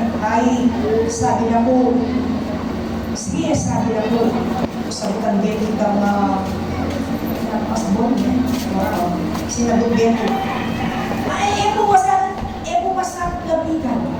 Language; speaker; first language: Filipino; native; Filipino